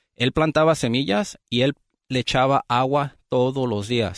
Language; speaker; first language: Spanish; early bilingual, other home language; English